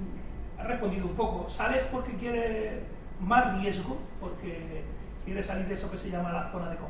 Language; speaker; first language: Spanish; native; Spanish